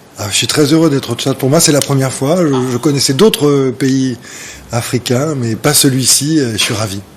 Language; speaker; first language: French; native; French